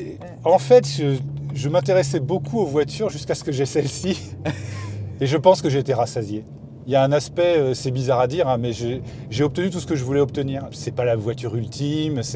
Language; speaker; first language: French; native; French